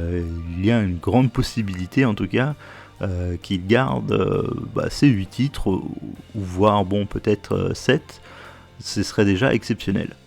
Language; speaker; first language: French; native; French